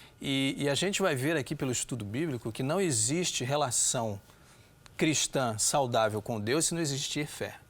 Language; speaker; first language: Portuguese; native; Portuguese